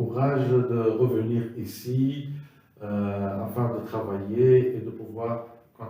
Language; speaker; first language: French; non-native, local second language; Arabic